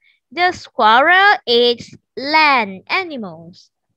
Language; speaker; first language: English; non-native, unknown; Thai